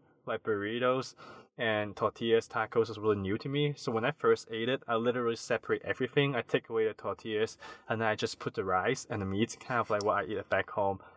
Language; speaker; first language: English; non-native, local second language; Cantonese